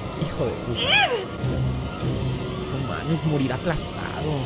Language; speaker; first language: Spanish; native; Spanish